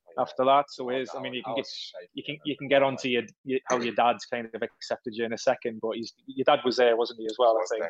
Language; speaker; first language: English; native; English